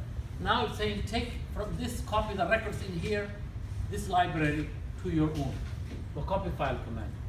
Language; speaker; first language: English; non-native, fluent; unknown